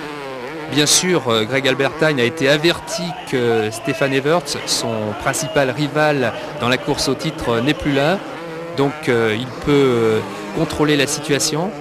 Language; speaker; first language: French; native; French